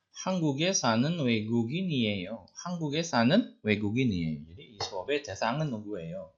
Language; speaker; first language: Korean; non-native, fluent; Indonesian